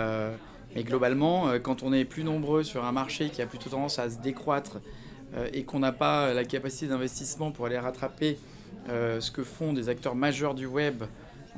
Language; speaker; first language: French; native; French